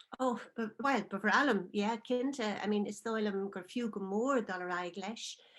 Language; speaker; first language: Irish; non-native, local second language; English